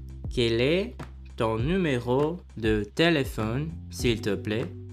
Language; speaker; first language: French; non-native, fluent; Portuguese